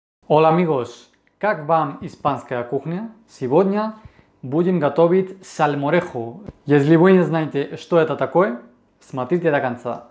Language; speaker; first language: Russian; non-native, fluent; Spanish